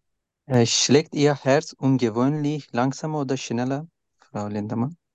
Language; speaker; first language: German; non-native, learner; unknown